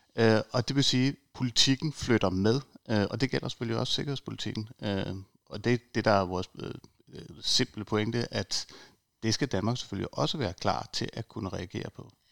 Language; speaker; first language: Danish; native; Danish